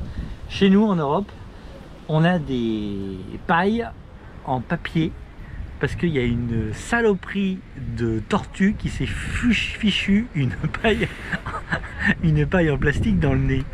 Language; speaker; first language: French; native; French